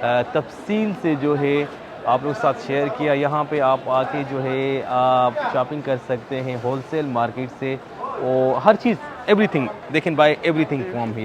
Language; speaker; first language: Hindi; non-native, local second language; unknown